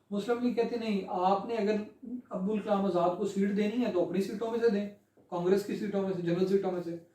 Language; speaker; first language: Urdu; non-native, local second language; Punjabi